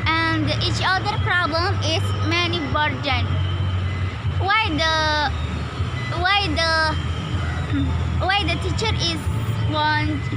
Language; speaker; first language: English; non-native, learner; Indonesian